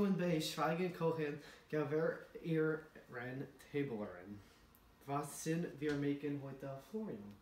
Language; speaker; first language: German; non-native, learner; English